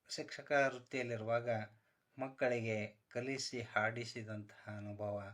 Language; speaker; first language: Kannada; native; Kannada